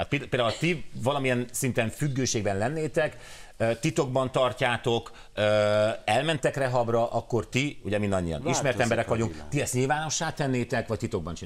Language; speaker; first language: Hungarian; native; Hungarian